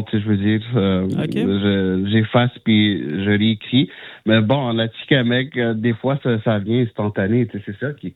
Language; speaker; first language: French; non-native, local second language; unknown